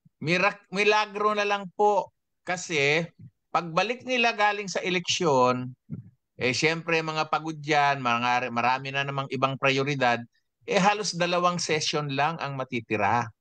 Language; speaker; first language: Filipino; non-native, local second language; Iloko